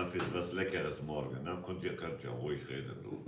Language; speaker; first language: German; non-native, learner; Kurdish